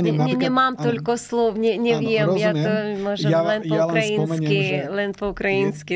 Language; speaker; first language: Slovak; non-native, learner; Ukrainian